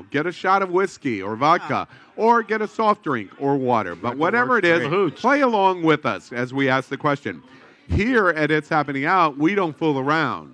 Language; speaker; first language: English; native; English